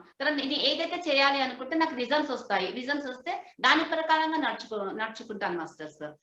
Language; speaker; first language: Telugu; non-native, local second language; Hindi